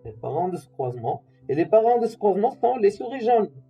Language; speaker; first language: French; non-native, local second language; Arabic